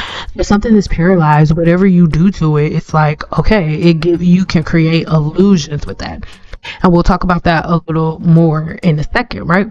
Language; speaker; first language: English; native; English